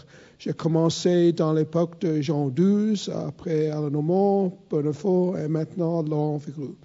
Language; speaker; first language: French; non-native, fluent; English